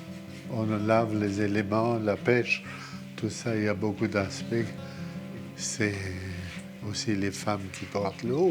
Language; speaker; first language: French; non-native, fluent; German